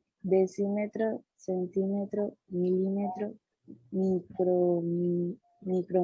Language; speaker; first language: Spanish; native; Spanish